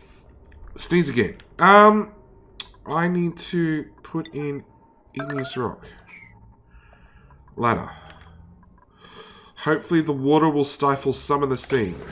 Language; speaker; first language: English; native; English